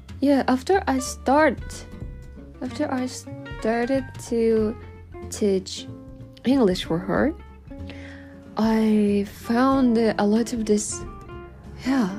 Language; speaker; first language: English; non-native, learner; Japanese